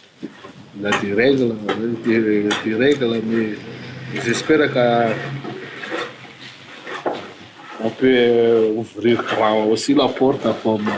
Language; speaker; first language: French; non-native, local second language; Malagasy